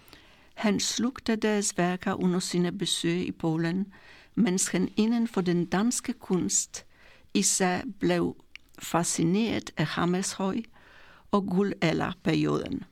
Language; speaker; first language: Danish; non-native, fluent; Polish